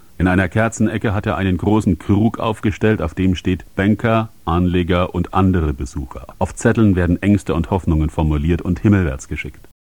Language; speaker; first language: German; native; German